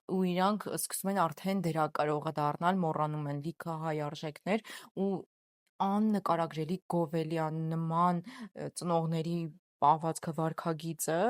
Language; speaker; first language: Armenian; native; Armenian